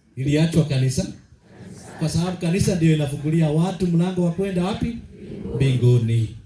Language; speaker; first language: Swahili; non-native, local second language; Kikuyu